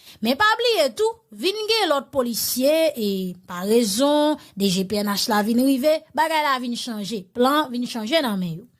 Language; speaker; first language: Haitian Creole; native; Haitian Creole